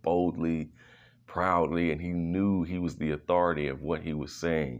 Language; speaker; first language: English; native; English